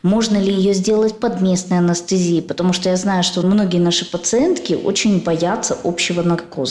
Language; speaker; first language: Russian; native; Russian